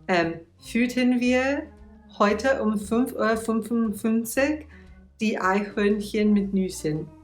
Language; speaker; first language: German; non-native, learner; English